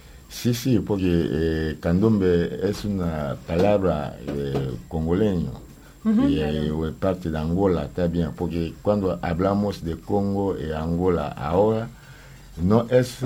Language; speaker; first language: Spanish; non-native, learner; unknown